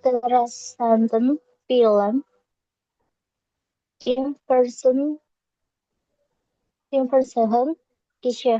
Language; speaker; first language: German; non-native, learner; Indonesian